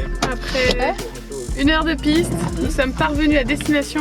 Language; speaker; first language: French; native; French